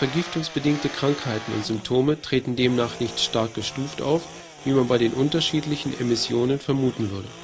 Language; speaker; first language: German; native; German